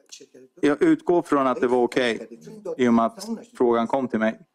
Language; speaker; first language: Swedish; native; Swedish